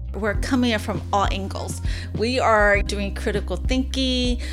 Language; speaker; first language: English; early bilingual, other home language; Hmong